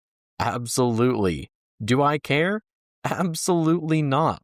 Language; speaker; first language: English; native; English